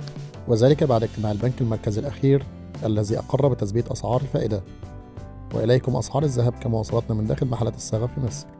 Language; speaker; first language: Arabic; native; Arabic